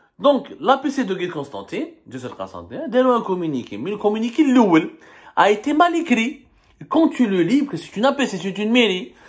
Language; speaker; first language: French; non-native, local second language; Arabic